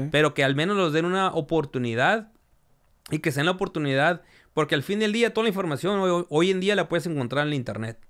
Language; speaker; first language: Spanish; early bilingual, heritage; Spanish